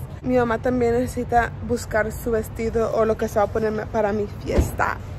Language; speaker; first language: Spanish; early bilingual, heritage; Spanish